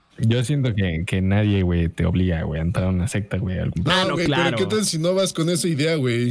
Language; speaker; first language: Spanish; native; Spanish